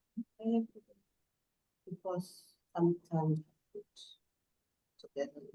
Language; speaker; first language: English; non-native, learner; German